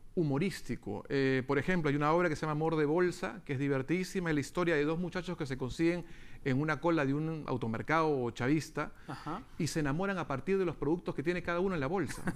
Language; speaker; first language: Spanish; native; Spanish